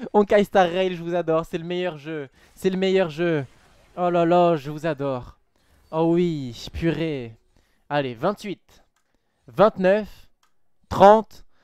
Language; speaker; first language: French; native; French